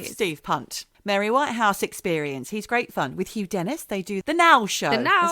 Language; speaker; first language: English; native; English